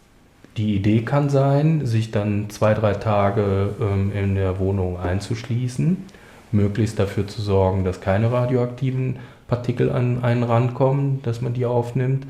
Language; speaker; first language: German; native; German